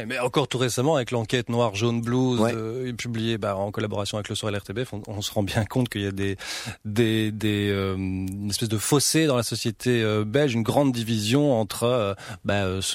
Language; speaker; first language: French; native; French